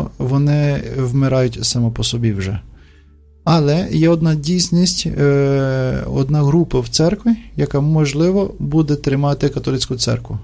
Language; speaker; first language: Ukrainian; non-native, fluent; Portuguese